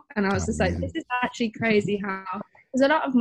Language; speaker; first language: English; native; English